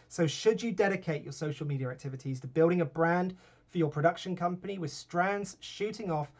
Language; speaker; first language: English; native; English